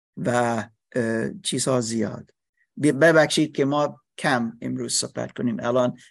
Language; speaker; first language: Persian; non-native, learner; English